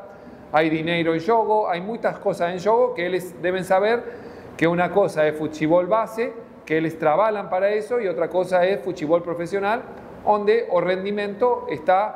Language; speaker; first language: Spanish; non-native, fluent; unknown